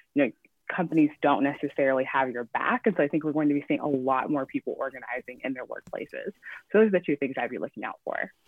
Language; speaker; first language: English; native; English